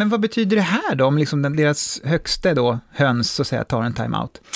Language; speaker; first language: Swedish; native; Swedish